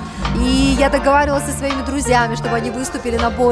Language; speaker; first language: Russian; native; Russian